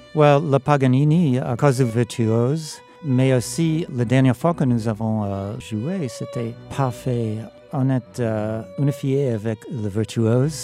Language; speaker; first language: French; non-native, fluent; English